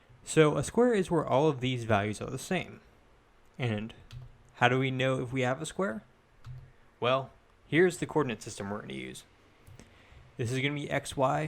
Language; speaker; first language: English; native; English